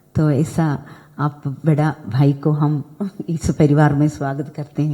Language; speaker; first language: Hindi; non-native, local second language; Malayalam